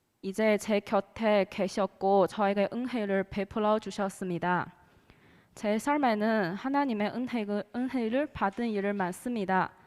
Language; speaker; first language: Korean; non-native, learner; Chinese